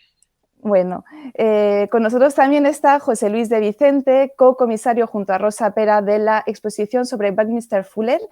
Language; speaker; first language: Spanish; native; Spanish